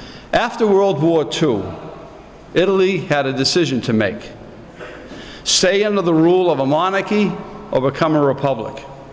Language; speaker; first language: English; native; English